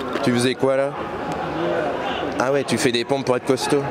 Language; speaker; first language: French; native; French